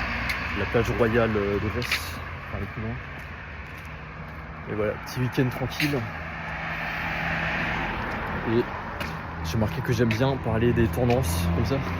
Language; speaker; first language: French; native; French